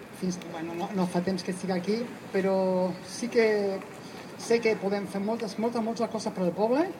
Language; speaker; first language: Catalan; non-native, learner; Spanish